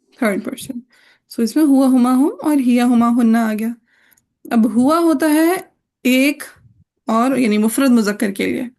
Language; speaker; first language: Urdu; native; Urdu